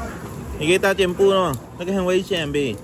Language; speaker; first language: Chinese; non-native, learner; Filipino